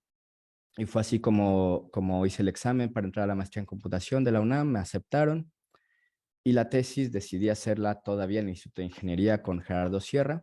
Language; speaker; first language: Spanish; native; Spanish